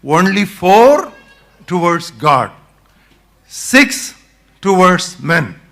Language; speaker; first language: English; non-native, local second language; Tamil